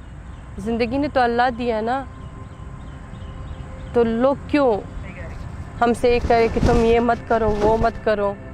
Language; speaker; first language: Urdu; non-native, fluent; Persian